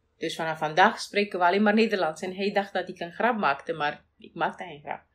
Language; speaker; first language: Dutch; non-native, fluent; Romanian